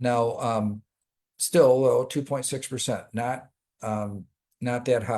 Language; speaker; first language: English; native; English